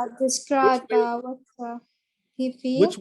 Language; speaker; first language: English; non-native, learner; Arabic